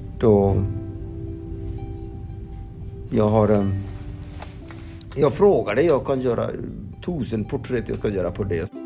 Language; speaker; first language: Swedish; non-native, fluent; Odia